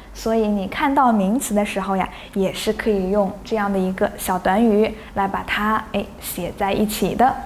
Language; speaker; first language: Chinese; native; Chinese